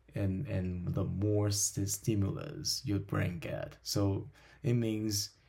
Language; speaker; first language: English; non-native, fluent; Min Nan Chinese